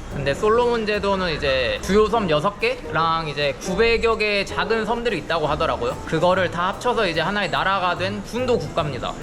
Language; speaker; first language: Korean; native; Korean